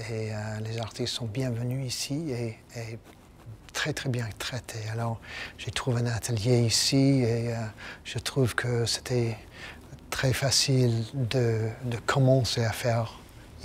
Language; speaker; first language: French; non-native, fluent; English